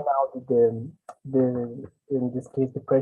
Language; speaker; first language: English; non-native, learner; Spanish